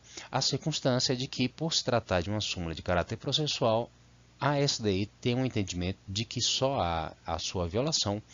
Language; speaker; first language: Portuguese; native; Portuguese